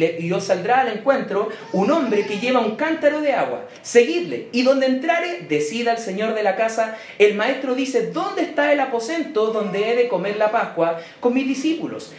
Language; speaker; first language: Spanish; native; Spanish